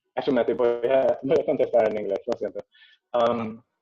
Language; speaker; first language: Spanish; non-native, learner; English